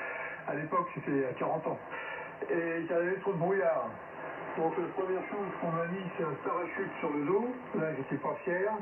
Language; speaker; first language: French; native; French